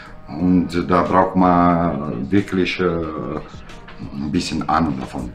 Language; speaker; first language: German; non-native, learner; Italian